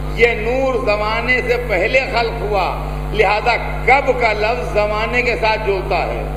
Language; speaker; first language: Urdu; native; Urdu